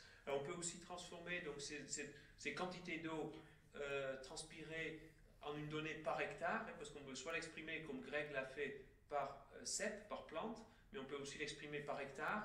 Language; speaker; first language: French; native; French